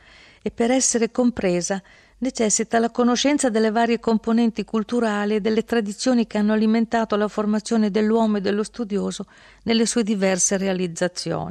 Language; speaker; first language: Italian; native; Italian